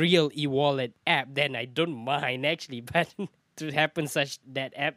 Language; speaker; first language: English; non-native, local second language; Malay